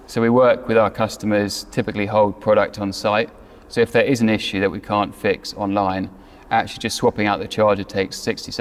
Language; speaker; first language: English; native; English